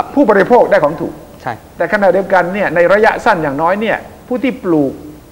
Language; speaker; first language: Thai; native; Thai